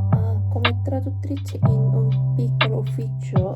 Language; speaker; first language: Italian; non-native, learner; Korean